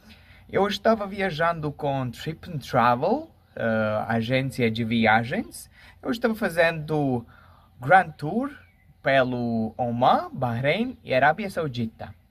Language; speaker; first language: Portuguese; non-native, fluent; Latvian